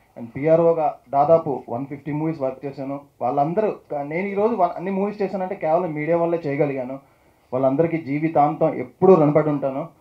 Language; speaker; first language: Telugu; native; Telugu